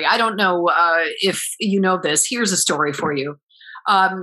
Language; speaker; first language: English; native; English